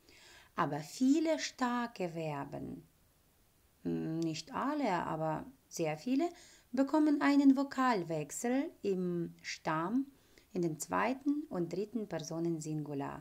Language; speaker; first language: German; non-native, fluent; Ukrainian